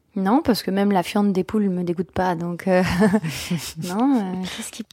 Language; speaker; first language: French; native; French